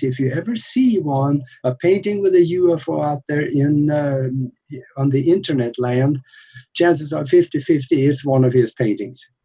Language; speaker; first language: English; non-native, fluent; Norwegian